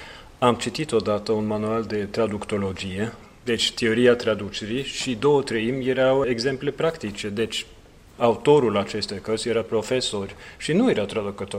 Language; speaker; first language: Romanian; non-native, fluent; Norwegian